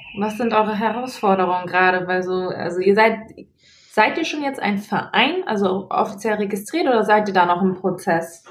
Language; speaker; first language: German; native; German